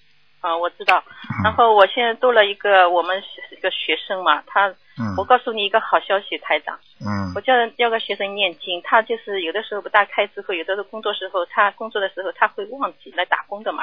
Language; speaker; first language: Chinese; native; Chinese